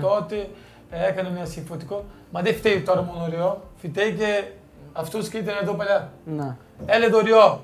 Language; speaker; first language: Greek; non-native, fluent; Portuguese